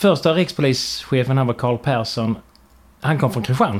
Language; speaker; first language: Swedish; native; Swedish